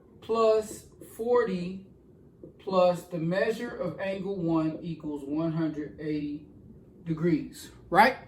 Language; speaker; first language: English; native; English